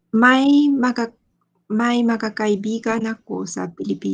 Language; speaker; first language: Filipino; non-native, learner; Japanese